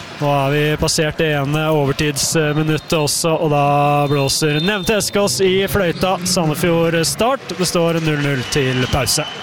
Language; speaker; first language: Norwegian; native; Norwegian